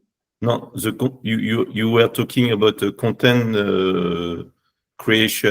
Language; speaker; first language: English; non-native, learner; French